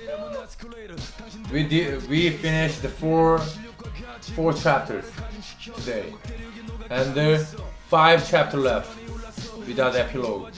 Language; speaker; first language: English; non-native, learner; Korean